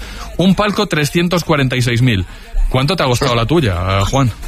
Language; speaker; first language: Spanish; native; Spanish